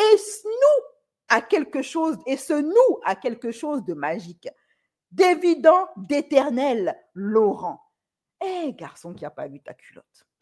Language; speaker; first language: French; native; French